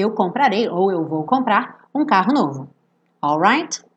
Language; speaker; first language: Portuguese; native; Portuguese